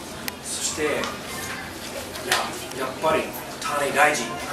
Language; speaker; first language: Japanese; non-native, learner; English